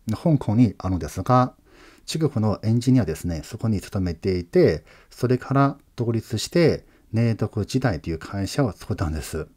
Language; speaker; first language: Japanese; non-native, fluent; Chinese